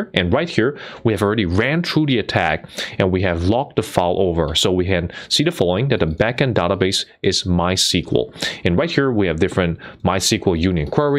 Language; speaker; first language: English; non-native, fluent; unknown